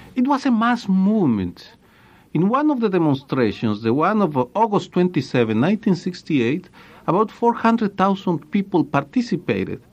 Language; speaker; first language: English; non-native, fluent; Spanish